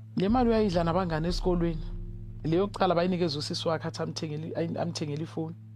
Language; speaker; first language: Zulu; non-native, local second language; Tsonga